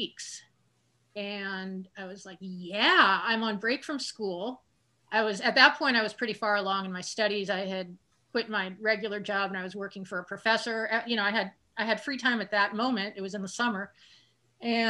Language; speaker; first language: English; native; English